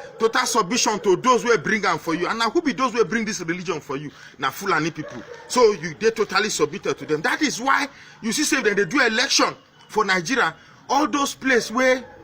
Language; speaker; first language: Nigerian Pidgin; non-native, local second language; Igbo